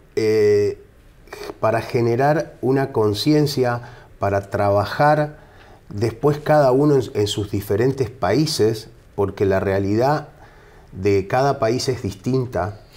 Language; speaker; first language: Spanish; native; Spanish